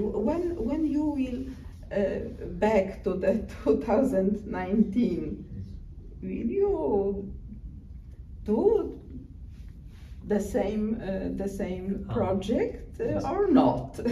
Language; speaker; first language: English; non-native, learner; Polish